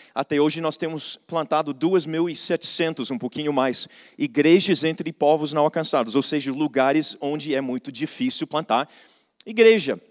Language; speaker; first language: Portuguese; non-native, fluent; English